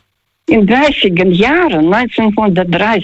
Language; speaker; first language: German; non-native, fluent; Russian